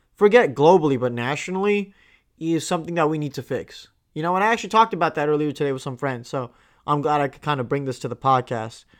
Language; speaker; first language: English; non-native, local second language; Tamil